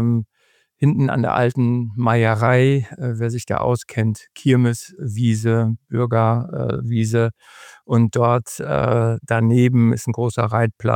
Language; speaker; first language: German; native; German